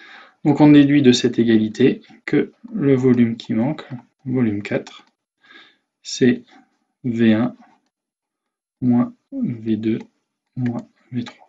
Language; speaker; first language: French; native; French